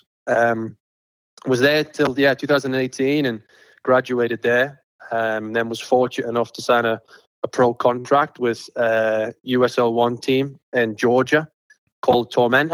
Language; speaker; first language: English; native; English